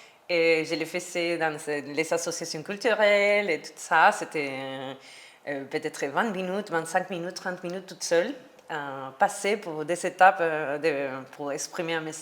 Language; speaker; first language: French; non-native, learner; Spanish